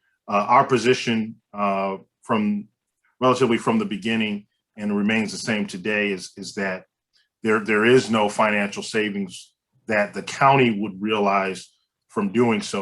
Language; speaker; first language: English; native; English